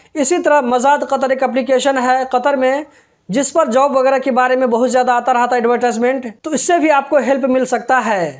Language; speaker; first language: Hindi; native; Hindi